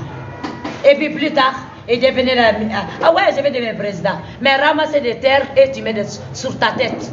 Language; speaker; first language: French; non-native, local second language; Susu